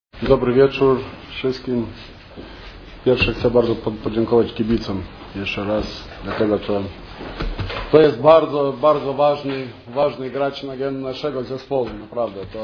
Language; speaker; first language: Polish; non-native, fluent; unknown